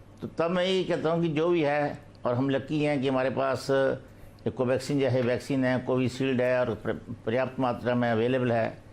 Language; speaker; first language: Hindi; native; Hindi